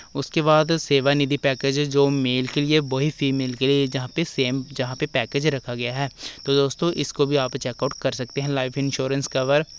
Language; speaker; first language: Hindi; non-native, local second language; Punjabi